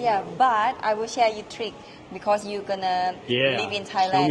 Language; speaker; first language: English; non-native, learner; Thai